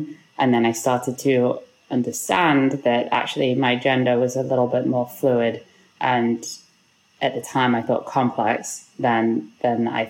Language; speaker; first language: English; native; English